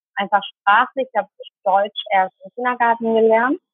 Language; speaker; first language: German; early bilingual, other home language; Tamil